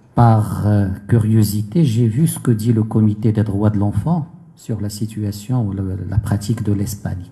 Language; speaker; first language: French; non-native, local second language; Arabic